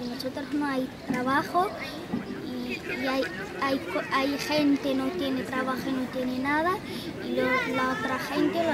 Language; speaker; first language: Spanish; non-native, learner; Arabic